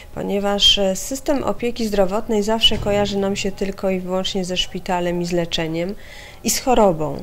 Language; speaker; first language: Polish; native; Polish